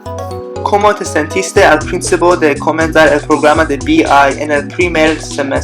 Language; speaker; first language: Spanish; non-native, learner; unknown